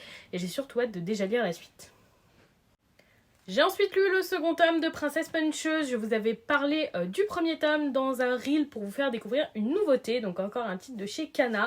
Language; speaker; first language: French; native; French